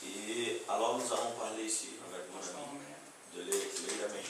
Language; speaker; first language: French; non-native, learner; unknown